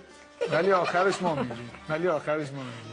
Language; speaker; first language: Persian; native; Persian